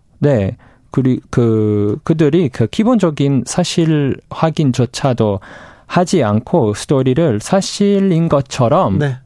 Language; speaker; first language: Korean; non-native, fluent; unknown